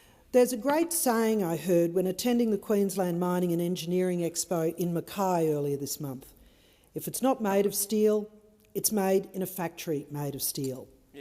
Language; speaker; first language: English; native; English